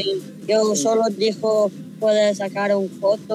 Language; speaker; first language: Spanish; non-native, learner; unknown